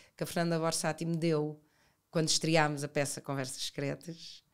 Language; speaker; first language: Portuguese; native; Portuguese